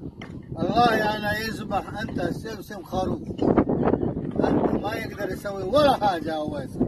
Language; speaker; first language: Arabic; non-native, learner; Pashto